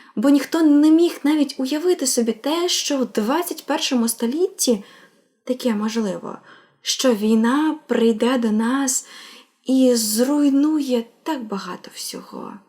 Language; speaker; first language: Ukrainian; non-native, local second language; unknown